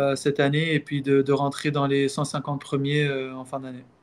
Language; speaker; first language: French; non-native, local second language; Arabic